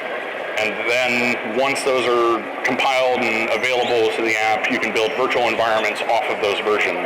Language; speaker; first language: English; native; English